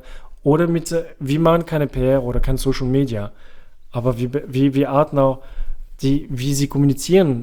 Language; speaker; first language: German; non-native, fluent; French